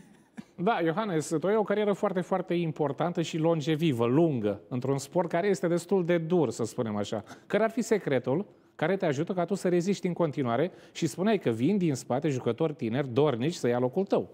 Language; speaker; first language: Romanian; native; Romanian